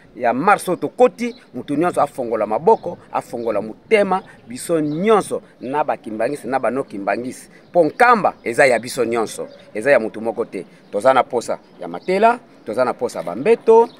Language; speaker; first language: Lingala; non-native, local second language; Kituba (Democratic Republic of Congo)